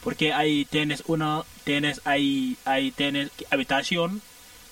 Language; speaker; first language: Spanish; non-native, learner; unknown